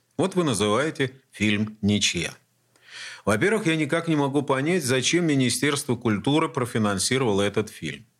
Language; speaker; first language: Russian; native; Russian